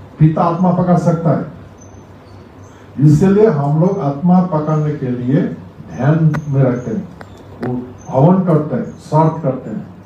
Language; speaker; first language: Hindi; non-native, local second language; Rangpuri